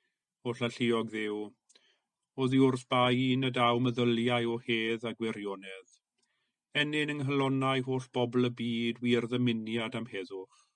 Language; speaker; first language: Welsh; native; Welsh